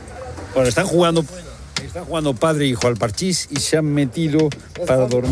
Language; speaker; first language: Spanish; native; Spanish